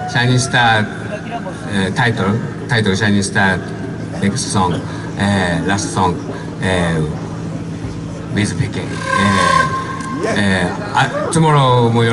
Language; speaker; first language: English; non-native, learner; Japanese